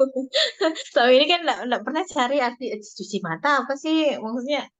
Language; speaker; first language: Indonesian; non-native, learner; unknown